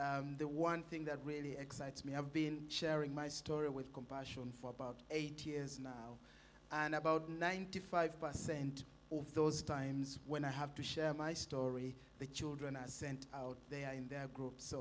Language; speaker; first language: English; non-native, local second language; Ganda